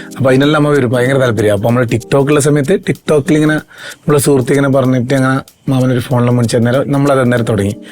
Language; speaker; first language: Malayalam; native; Malayalam